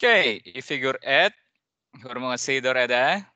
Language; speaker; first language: Swedish; non-native, fluent; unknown